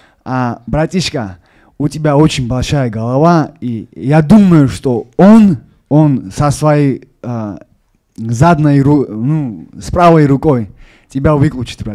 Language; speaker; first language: Russian; non-native, fluent; Georgian